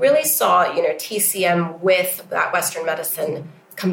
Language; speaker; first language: English; non-native, local second language; Cantonese